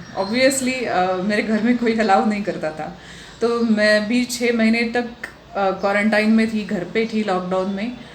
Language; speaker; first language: Hindi; non-native, local second language; Marathi